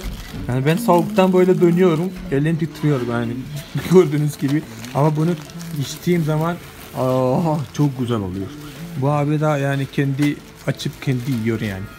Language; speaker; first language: Turkish; non-native, fluent; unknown